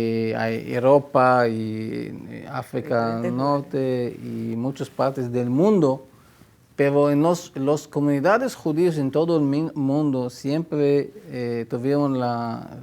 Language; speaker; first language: Spanish; non-native, fluent; Hebrew